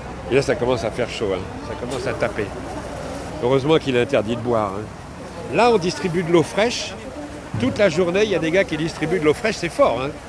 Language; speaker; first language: French; native; French